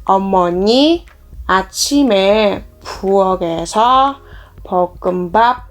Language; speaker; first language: Korean; non-native, learner; Indonesian